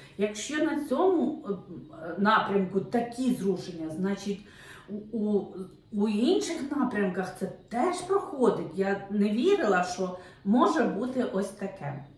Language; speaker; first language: Ukrainian; non-native, local second language; Russian